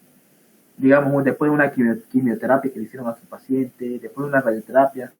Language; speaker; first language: Spanish; native; Spanish